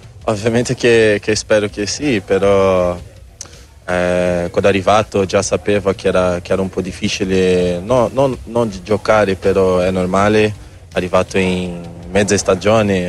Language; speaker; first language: Italian; non-native, learner; Portuguese